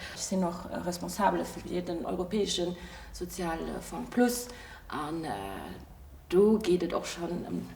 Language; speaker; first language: Luxembourgish; early bilingual, other home language; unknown